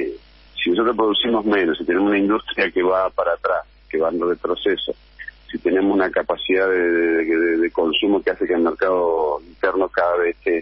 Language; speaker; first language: Spanish; native; Spanish